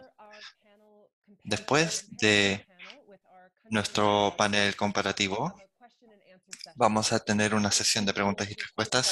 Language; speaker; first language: Spanish; non-native, fluent; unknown